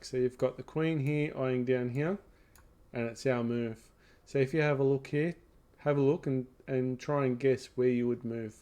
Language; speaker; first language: English; native; English